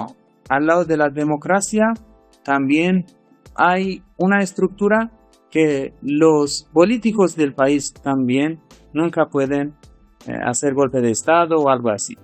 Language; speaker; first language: Spanish; non-native, fluent; Persian